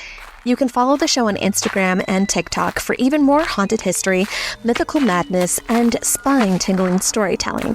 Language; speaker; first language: English; native; English